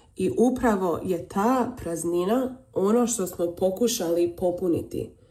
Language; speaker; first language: Serbian; early bilingual, heritage; Croatian